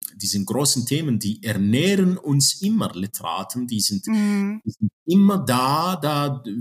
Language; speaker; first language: German; non-native, fluent; Arabic